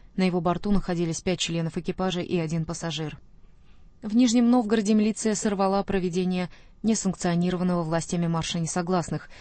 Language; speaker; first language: Russian; native; Russian